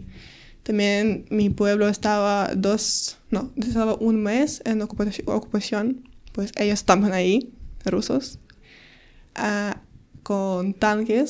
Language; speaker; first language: Spanish; non-native, learner; Ukrainian